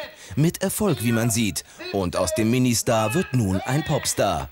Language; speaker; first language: German; native; German